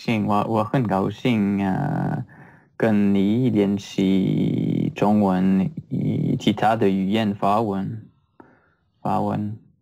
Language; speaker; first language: Chinese; non-native, learner; French